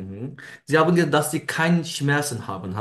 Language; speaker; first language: German; non-native, learner; Turkish